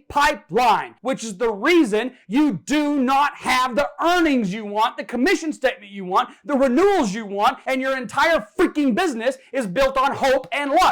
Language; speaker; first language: English; native; English